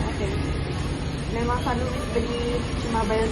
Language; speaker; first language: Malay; non-native, local second language; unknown